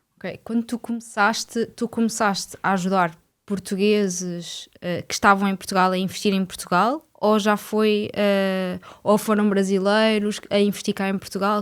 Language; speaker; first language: Portuguese; native; Portuguese